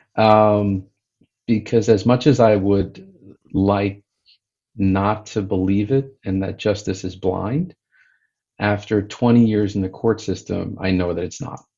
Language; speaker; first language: English; native; English